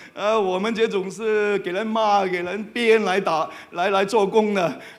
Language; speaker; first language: Chinese; non-native, fluent; Cantonese